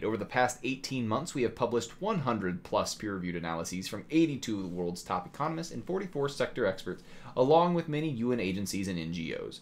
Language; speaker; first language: English; native; English